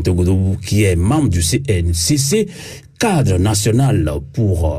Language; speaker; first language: French; non-native, local second language; Ewe